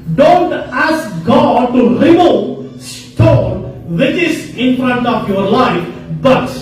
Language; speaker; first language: English; non-native, local second language; Kannada